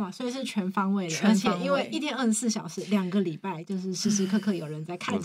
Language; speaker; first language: Chinese; native; Chinese